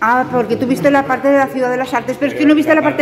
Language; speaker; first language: Spanish; native; Spanish